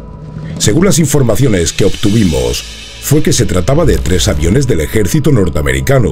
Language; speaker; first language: Spanish; native; Spanish